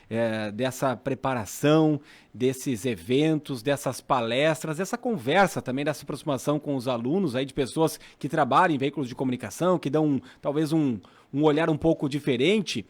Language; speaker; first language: Portuguese; native; Portuguese